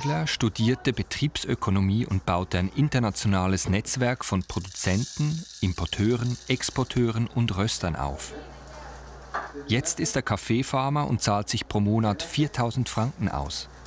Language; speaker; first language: German; native; German